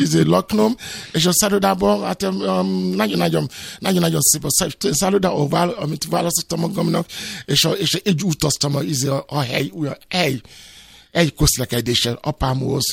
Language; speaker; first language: Hungarian; non-native, fluent; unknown